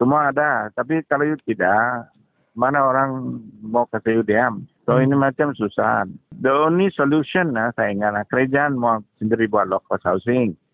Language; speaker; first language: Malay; non-native, local second language; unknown